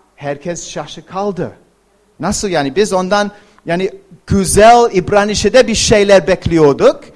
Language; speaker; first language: Turkish; non-native, fluent; English